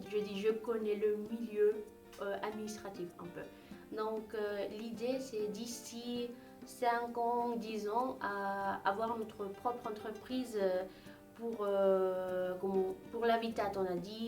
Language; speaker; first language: French; non-native, fluent; Spanish